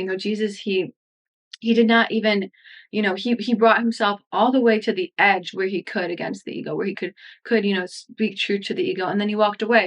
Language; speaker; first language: English; native; English